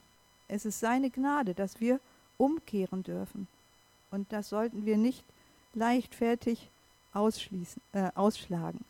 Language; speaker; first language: German; native; German